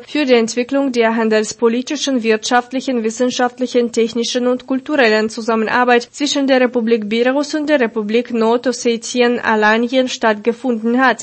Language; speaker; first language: German; non-native, fluent; Russian